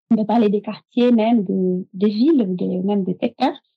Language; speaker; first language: French; non-native, fluent; Portuguese